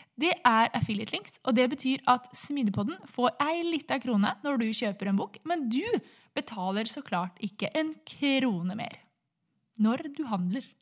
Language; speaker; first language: Norwegian; native; Norwegian